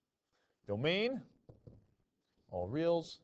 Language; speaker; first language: English; native; English